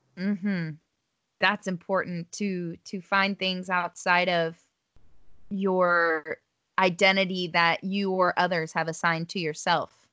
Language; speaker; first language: English; native; English